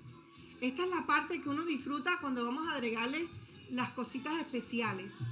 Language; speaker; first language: Spanish; early bilingual, heritage; Spanish